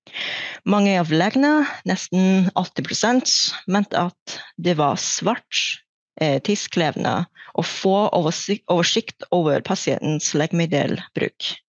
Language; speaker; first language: Norwegian; non-native, fluent; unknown